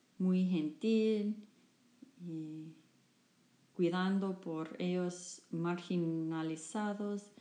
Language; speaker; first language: Spanish; non-native, learner; English